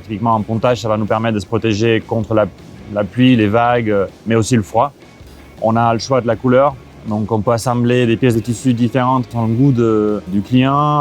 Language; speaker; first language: French; non-native, fluent; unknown